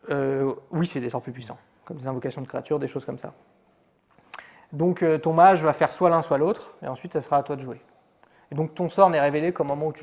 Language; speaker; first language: French; native; French